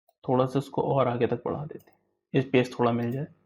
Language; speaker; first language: Hindi; native; Hindi